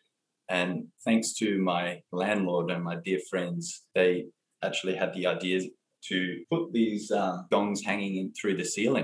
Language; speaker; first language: English; native; English